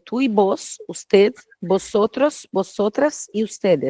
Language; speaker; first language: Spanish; non-native, fluent; Portuguese